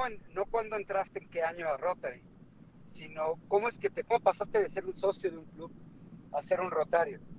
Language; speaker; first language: Spanish; native; Spanish